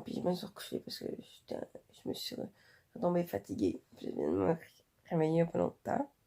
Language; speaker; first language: French; native; French